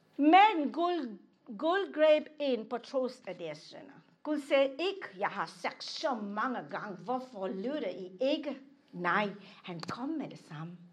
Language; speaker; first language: Danish; non-native, fluent; English